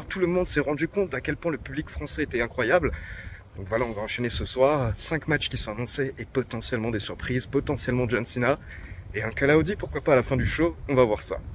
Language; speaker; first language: French; native; French